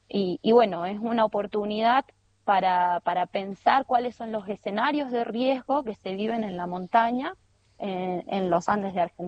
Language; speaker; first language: Spanish; native; Spanish